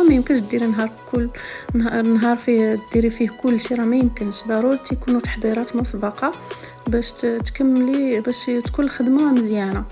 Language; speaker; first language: Arabic; native; Arabic